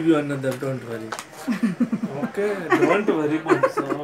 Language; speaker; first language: English; non-native, learner; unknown